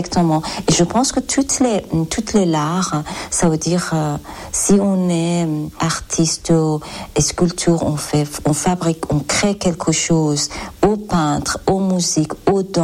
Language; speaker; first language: French; non-native, learner; Persian